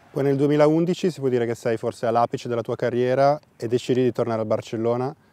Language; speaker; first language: Italian; native; Italian